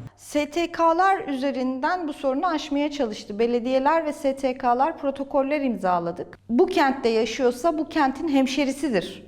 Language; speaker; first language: Turkish; native; Turkish